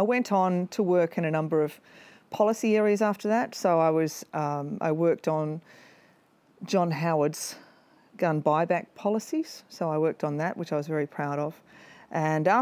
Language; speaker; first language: English; native; English